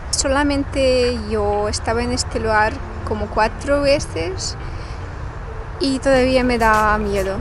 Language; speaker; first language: Spanish; non-native, fluent; Russian